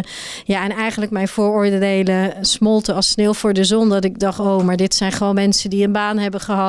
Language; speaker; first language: Dutch; native; Dutch